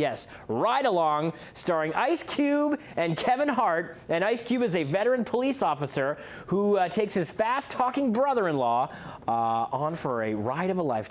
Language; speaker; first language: English; native; English